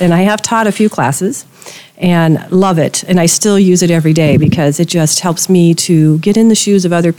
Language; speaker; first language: English; native; English